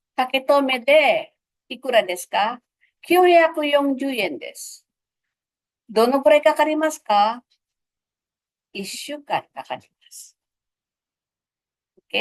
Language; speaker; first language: Japanese; non-native, fluent; Filipino